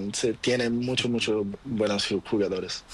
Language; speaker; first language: Spanish; non-native, learner; Portuguese